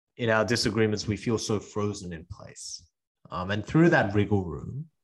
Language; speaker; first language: English; early bilingual, other home language; Korean